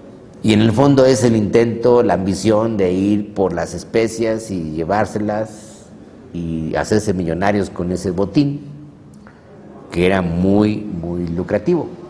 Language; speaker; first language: Spanish; native; Spanish